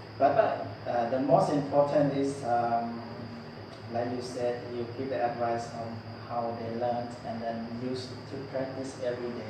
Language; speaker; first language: English; non-native, learner; Lao